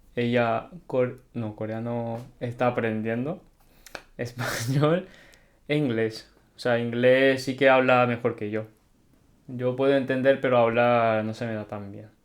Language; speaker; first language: Spanish; early bilingual, other home language; Korean